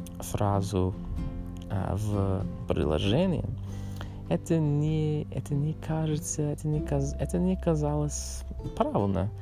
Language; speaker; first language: Russian; non-native, learner; English